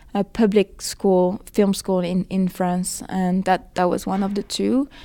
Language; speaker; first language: English; non-native, fluent; French